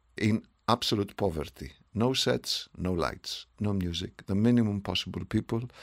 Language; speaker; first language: English; non-native, fluent; Greek